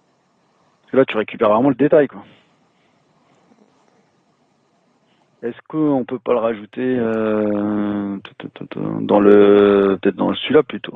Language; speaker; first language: French; native; French